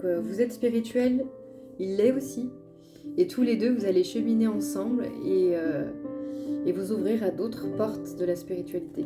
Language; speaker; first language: French; native; French